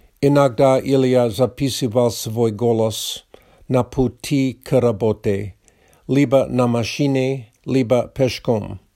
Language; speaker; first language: Russian; non-native, learner; English